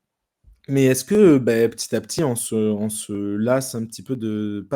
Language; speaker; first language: French; native; French